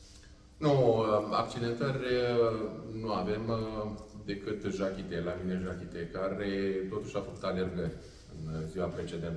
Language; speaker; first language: Romanian; native; Romanian